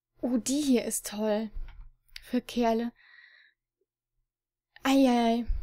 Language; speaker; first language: German; native; German